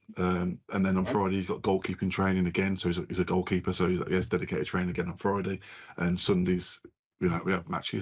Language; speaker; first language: English; native; English